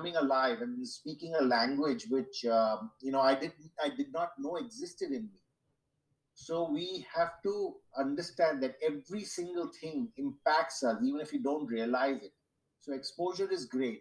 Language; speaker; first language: English; non-native, local second language; Sindhi